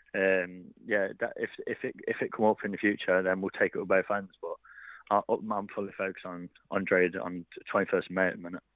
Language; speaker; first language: English; native; English